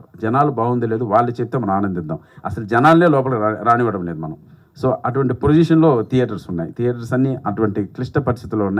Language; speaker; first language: Telugu; native; Telugu